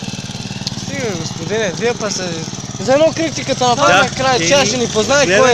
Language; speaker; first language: Bulgarian; native; Bulgarian